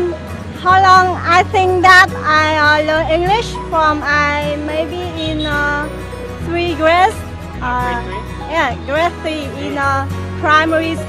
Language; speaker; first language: English; non-native, learner; Vietnamese